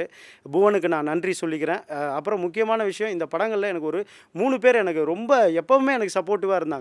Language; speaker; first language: Tamil; native; Tamil